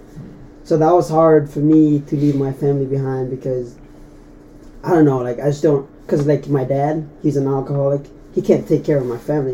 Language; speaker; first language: English; non-native, fluent; Tetum